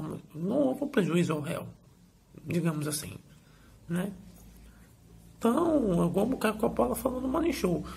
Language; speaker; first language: Portuguese; native; Portuguese